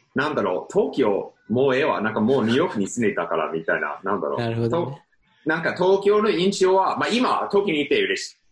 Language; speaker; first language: Japanese; non-native, fluent; English